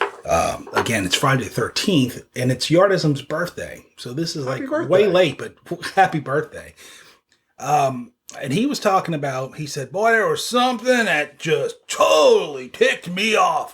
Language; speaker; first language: English; native; English